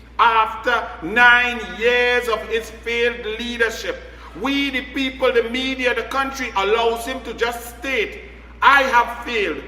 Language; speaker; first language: English; native; English